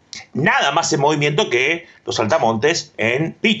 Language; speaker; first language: Spanish; native; Spanish